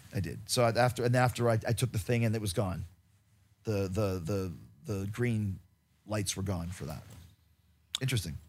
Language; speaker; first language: English; native; English